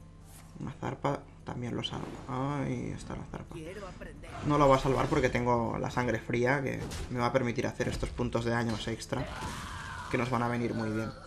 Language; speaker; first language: Spanish; native; Spanish